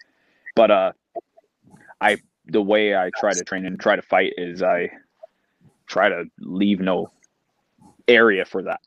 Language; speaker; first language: English; native; English